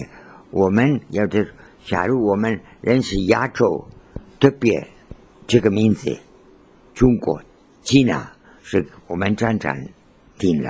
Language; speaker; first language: Chinese; non-native, learner; Spanish